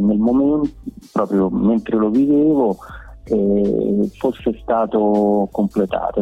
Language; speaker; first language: Italian; native; Italian